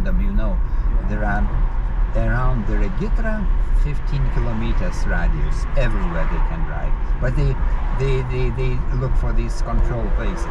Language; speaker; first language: English; non-native, learner; Lithuanian